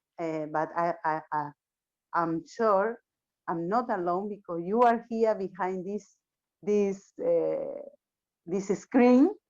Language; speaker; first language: English; non-native, learner; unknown